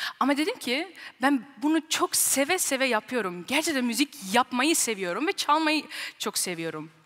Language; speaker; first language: Turkish; early bilingual, heritage; Turkish